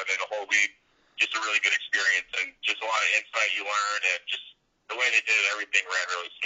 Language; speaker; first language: English; native; English